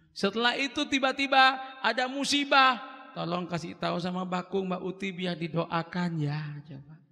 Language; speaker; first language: Indonesian; non-native, local second language; Madurese